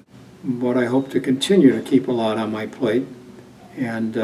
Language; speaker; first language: English; native; English